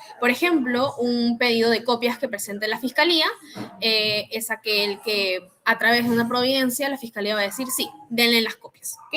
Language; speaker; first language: Spanish; native; Spanish